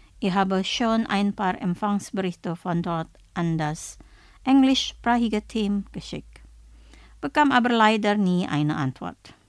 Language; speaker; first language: German; non-native, fluent; Indonesian